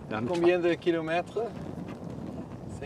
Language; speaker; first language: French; non-native, learner; Dutch